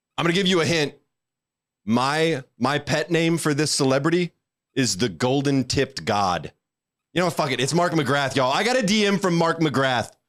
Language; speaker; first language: English; native; English